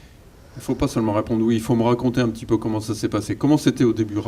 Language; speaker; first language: French; native; French